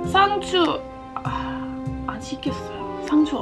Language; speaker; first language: Korean; non-native, learner; English